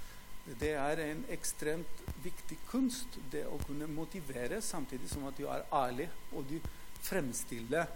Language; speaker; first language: Norwegian; non-native, fluent; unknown